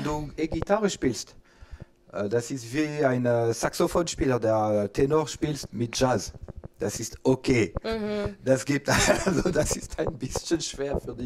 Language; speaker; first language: German; non-native, learner; French